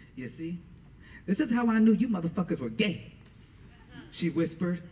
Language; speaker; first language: English; native; English